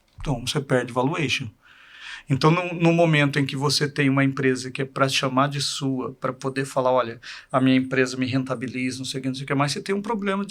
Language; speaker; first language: Portuguese; native; Portuguese